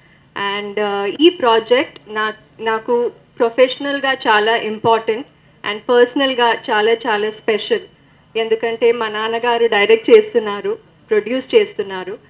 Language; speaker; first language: Telugu; non-native, learner; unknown